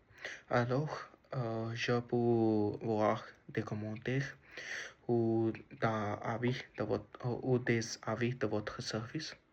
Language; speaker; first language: French; non-native, learner; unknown